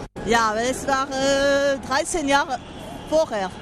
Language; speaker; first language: German; non-native, learner; French